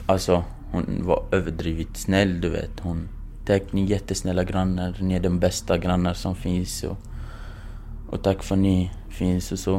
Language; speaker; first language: Swedish; non-native, fluent; Kurdish